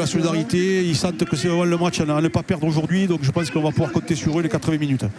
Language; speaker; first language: French; native; French